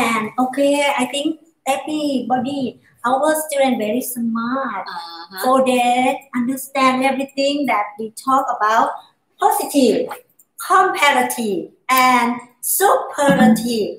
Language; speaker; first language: English; non-native, learner; Thai